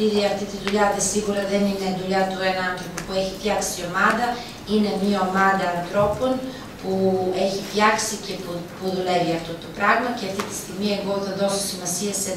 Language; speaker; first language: Greek; non-native, fluent; Serbian